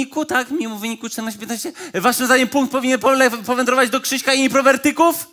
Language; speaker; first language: Polish; native; Polish